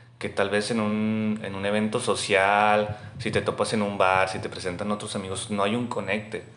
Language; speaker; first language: Spanish; native; Spanish